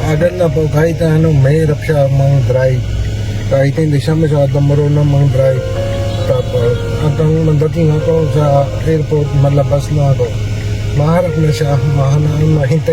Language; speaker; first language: Filipino; non-native, learner; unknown